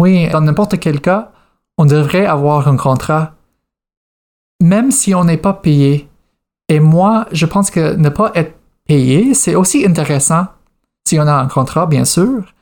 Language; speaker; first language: French; non-native, fluent; English